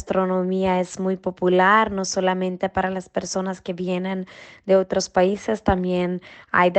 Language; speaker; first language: Spanish; non-native, fluent; Macedonian